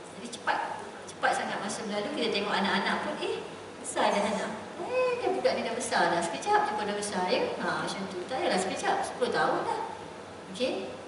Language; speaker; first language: Malay; native; Malay